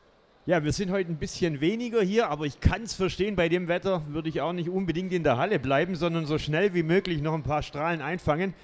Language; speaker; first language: German; native; German